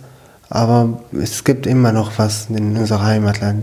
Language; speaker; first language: German; non-native, learner; Arabic